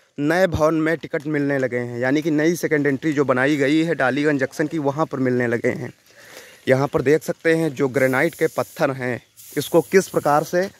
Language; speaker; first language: Hindi; native; Hindi